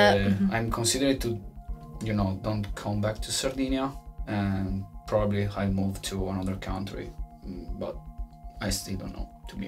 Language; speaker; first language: English; non-native, fluent; Italian